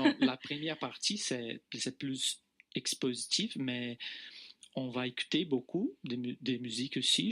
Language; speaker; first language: French; non-native, fluent; Portuguese